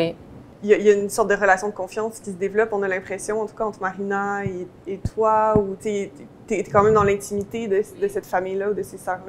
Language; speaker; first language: French; native; French